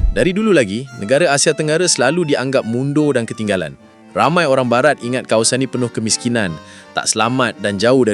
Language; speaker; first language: Malay; native; Malay